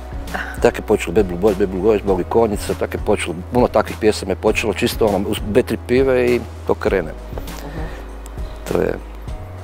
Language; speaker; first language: Croatian; native; Croatian